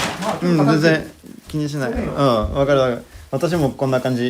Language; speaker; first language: Japanese; non-native, learner; French